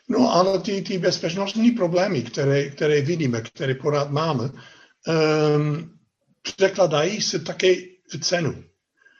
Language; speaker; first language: Czech; non-native, fluent; Dutch